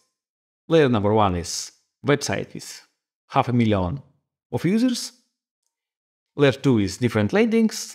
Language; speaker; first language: English; non-native, fluent; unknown